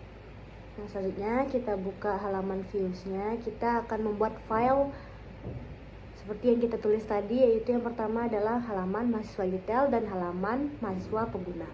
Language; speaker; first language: Indonesian; native; Indonesian